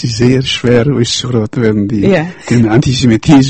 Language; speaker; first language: German; early bilingual, heritage; Yiddish